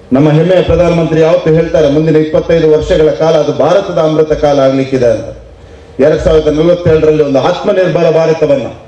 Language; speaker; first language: Kannada; non-native, local second language; Tulu